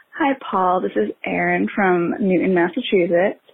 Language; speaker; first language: English; native; English